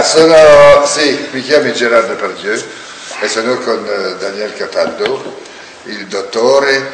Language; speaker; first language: Italian; non-native, learner; French